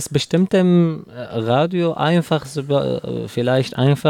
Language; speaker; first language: German; non-native, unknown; Arabic